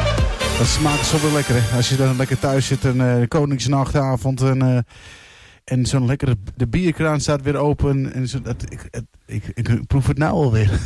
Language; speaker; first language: Dutch; native; Dutch